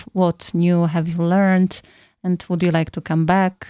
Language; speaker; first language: English; non-native, fluent; Polish